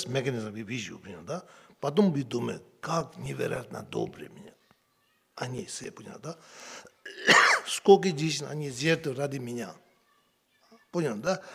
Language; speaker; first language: Russian; non-native, learner; Tibetan